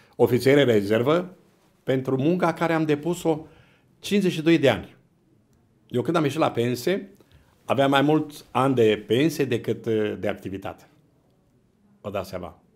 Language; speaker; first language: Romanian; native; Romanian